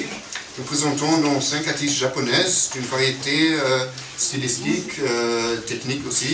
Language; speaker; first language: French; non-native, fluent; German